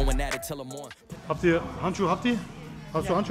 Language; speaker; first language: German; native; German